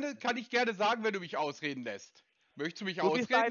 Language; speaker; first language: German; native; German